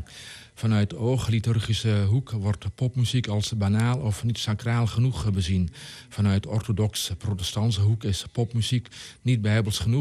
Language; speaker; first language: Dutch; native; Dutch